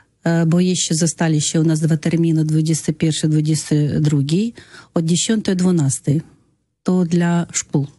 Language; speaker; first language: Polish; non-native, learner; Russian